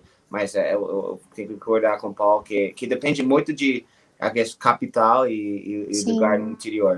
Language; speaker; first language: Portuguese; non-native, fluent; English